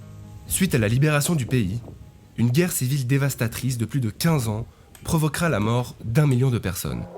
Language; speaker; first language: French; native; French